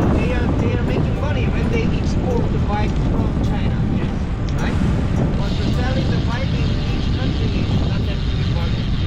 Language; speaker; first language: English; non-native, learner; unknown